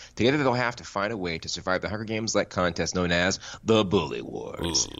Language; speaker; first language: English; native; English